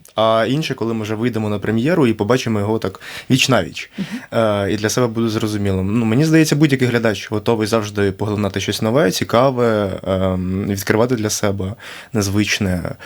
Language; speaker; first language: Ukrainian; native; Ukrainian